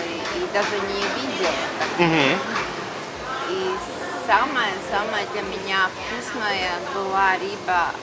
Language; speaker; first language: Russian; non-native, fluent; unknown